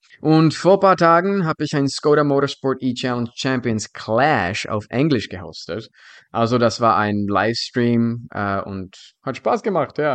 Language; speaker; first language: German; non-native, fluent; Czech